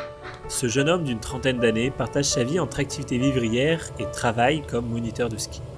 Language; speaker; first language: French; native; French